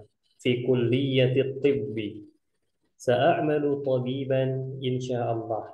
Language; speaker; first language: Arabic; non-native, fluent; Indonesian